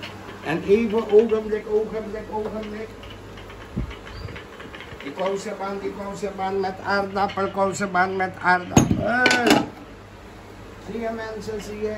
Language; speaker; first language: Dutch; non-native, local second language; Caribbean Hindustani